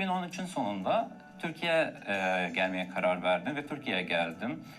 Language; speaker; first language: Turkish; non-native, fluent; Arabic